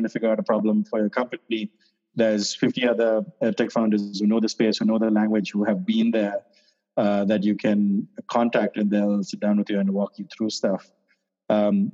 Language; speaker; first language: English; non-native, local second language; Sinhala